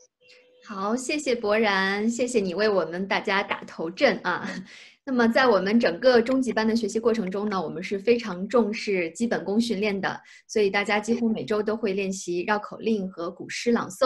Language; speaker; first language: Chinese; native; Chinese